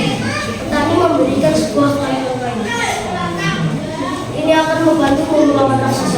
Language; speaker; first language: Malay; non-native, local second language; Javanese